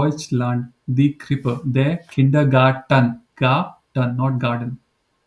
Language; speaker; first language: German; non-native, fluent; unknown